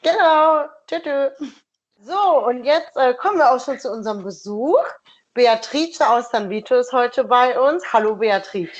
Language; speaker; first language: German; native; German